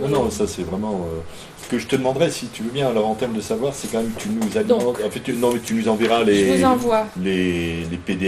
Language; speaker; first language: French; native; French